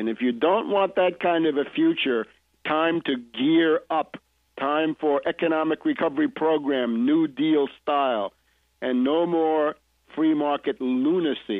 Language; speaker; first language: English; native; English